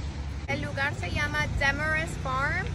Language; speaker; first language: Spanish; early bilingual, heritage; Spanish